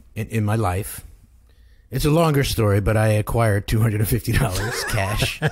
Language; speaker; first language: English; native; English